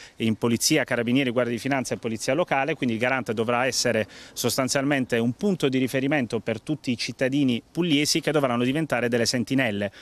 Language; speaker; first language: Italian; native; Italian